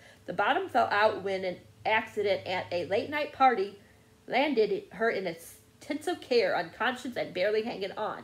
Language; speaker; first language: English; native; English